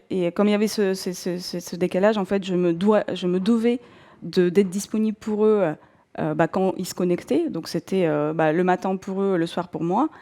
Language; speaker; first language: French; non-native, fluent; Russian